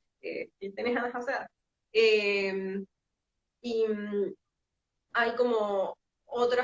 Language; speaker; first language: Spanish; native; Spanish